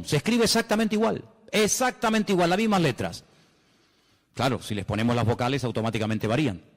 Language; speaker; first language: Spanish; native; Spanish